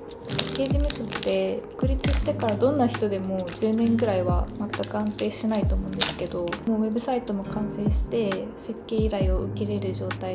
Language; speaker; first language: Japanese; native; Japanese